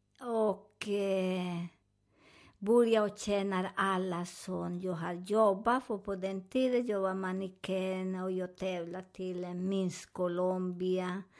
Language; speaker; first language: Swedish; non-native, learner; Spanish